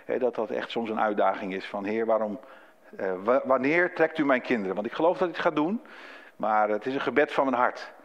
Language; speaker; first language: Dutch; native; Dutch